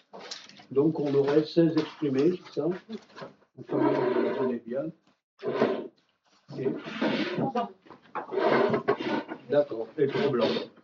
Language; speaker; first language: French; native; French